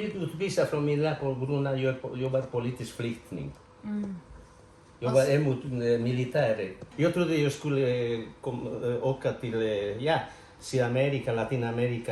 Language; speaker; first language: Swedish; non-native, fluent; Spanish